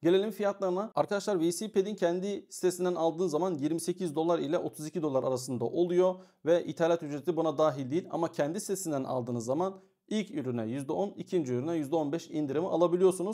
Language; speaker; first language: Turkish; native; Turkish